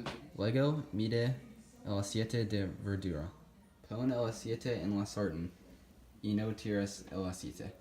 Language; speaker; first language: Spanish; non-native, learner; English